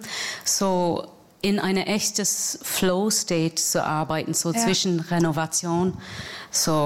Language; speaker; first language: German; non-native, learner; English